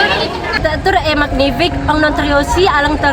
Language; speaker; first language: French; non-native, learner; Indonesian